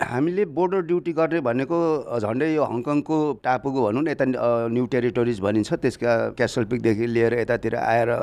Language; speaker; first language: Nepali; non-native, local second language; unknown